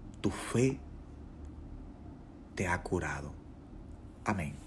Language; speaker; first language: Spanish; native; Spanish